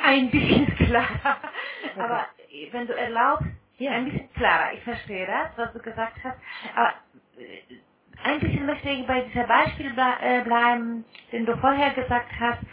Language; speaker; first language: German; non-native, fluent; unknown